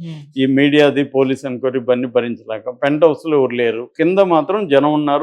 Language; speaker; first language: Telugu; native; Telugu